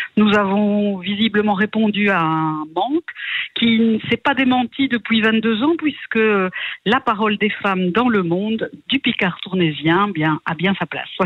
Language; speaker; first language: French; native; French